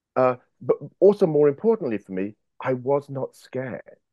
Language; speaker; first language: English; native; English